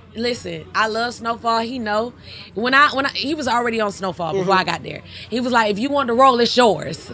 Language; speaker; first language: English; native; English